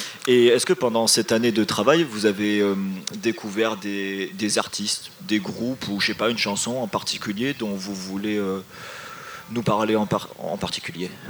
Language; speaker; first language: French; native; French